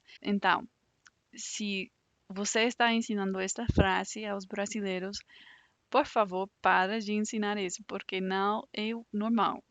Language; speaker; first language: Portuguese; non-native, fluent; English